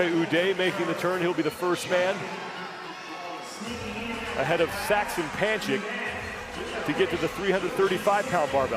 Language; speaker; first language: English; native; English